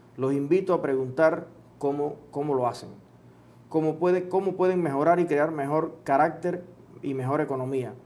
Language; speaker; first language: Spanish; native; Spanish